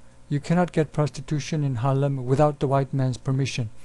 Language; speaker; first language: English; non-native, fluent; Korean